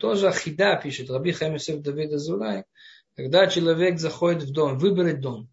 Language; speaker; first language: Russian; non-native, fluent; Hebrew